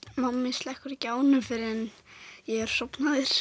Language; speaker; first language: Icelandic; native; Icelandic